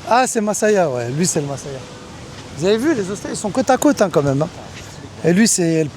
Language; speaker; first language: French; native; French